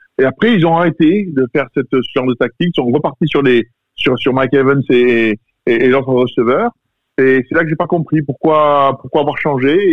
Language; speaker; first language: French; native; French